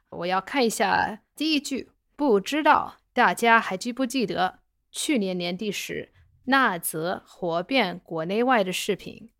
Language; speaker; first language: Chinese; non-native, fluent; English